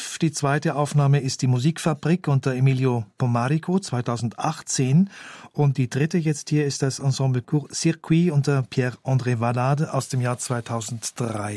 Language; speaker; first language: German; native; German